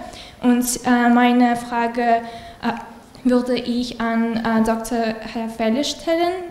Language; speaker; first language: German; non-native, learner; Russian